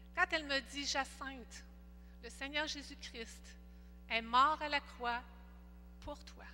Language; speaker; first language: French; native; French